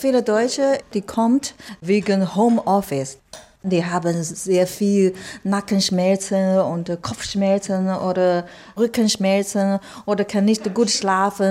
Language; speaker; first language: German; non-native, learner; Chinese